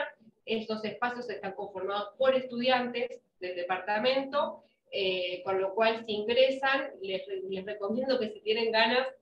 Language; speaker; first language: Spanish; native; Spanish